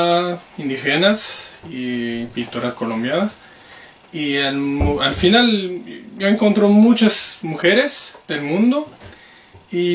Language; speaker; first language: Spanish; non-native, fluent; French